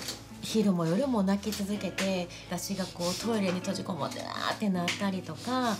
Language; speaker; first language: Japanese; native; Japanese